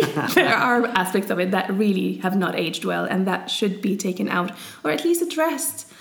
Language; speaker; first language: English; early bilingual, heritage; Arabic